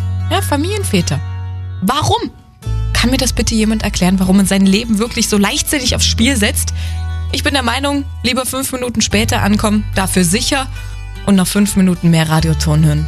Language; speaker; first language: German; native; German